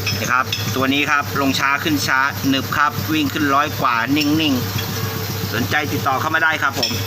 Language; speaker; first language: Thai; native; Thai